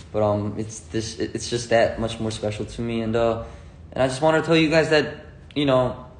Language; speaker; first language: English; early bilingual, other home language; Korean